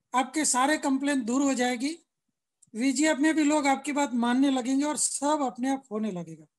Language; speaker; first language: Hindi; non-native, local second language; Gujarati